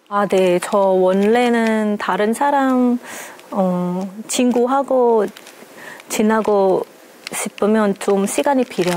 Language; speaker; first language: Korean; non-native, learner; Indonesian